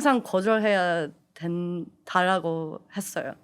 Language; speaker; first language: Korean; early bilingual, heritage; English